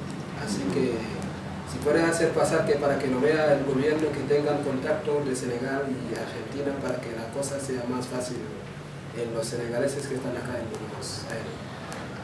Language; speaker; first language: Spanish; non-native, local second language; Wolof